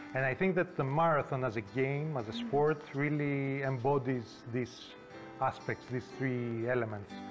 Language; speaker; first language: English; non-native, fluent; Greek